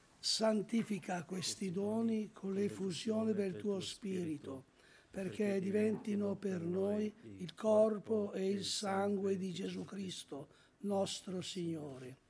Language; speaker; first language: Italian; native; Italian